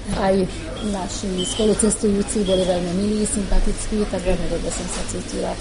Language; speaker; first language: Slovak; non-native, local second language; Hungarian